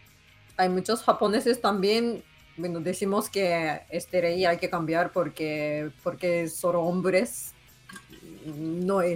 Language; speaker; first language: Spanish; non-native, fluent; Japanese